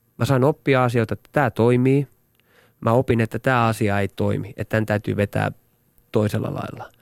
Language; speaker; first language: Finnish; native; Finnish